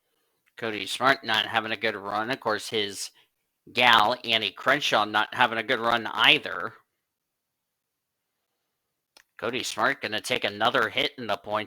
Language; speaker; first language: English; native; English